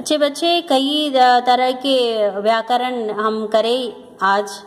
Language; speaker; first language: Hindi; non-native, local second language; Telugu